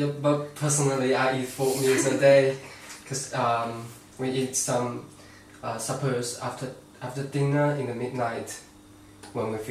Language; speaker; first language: English; non-native, fluent; Chinese